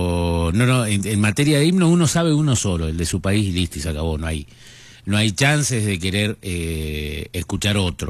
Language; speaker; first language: Spanish; native; Spanish